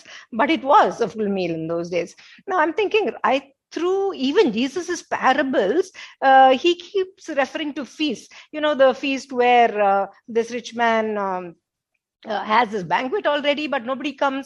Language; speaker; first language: English; non-native, local second language; Telugu